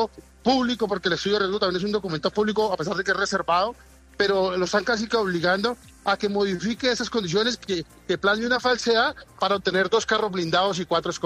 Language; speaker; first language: Spanish; native; Spanish